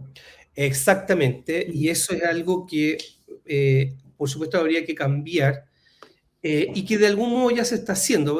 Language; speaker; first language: Spanish; native; Spanish